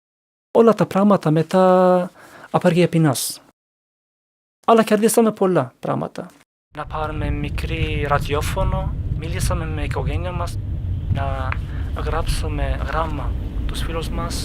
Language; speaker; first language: Greek; non-native, learner; Turkish